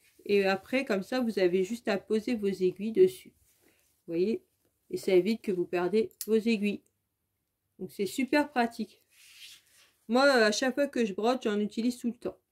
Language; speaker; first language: French; native; French